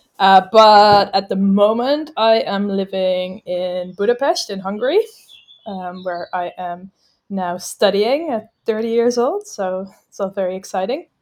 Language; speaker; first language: English; non-native, fluent; Dutch